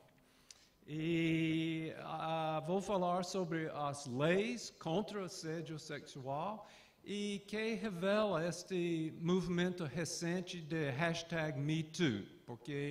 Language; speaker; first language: Portuguese; non-native, fluent; English